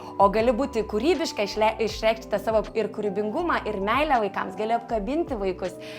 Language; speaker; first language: Lithuanian; native; Lithuanian